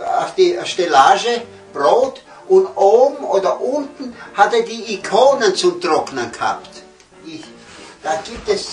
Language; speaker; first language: German; early bilingual, heritage; German